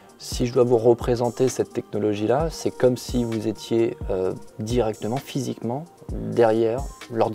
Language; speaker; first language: French; native; French